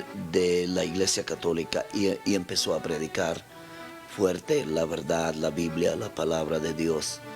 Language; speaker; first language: Spanish; non-native, local second language; Plautdietsch